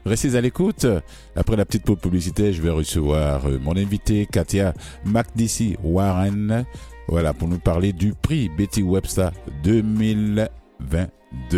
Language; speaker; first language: French; native; French